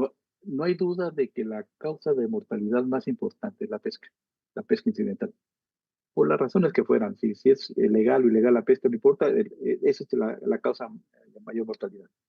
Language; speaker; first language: Spanish; native; Spanish